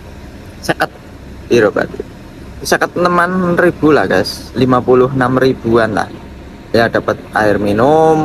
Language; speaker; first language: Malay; non-native, local second language; Javanese